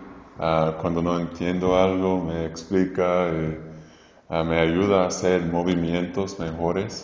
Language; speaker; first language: Spanish; non-native, fluent; English